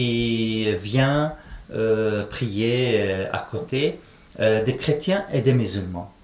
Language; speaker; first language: French; non-native, fluent; Arabic